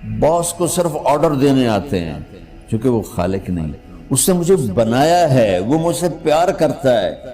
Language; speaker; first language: Urdu; non-native, local second language; Punjabi